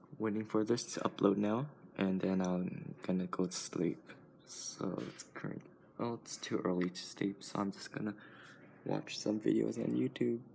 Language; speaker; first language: English; native; English